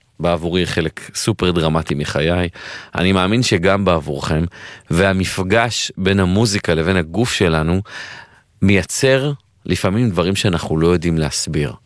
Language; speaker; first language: Hebrew; native; Hebrew